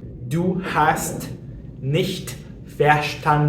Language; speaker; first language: German; non-native, fluent; French